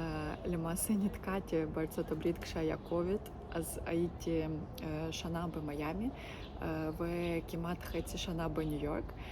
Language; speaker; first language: Hebrew; non-native, learner; Ukrainian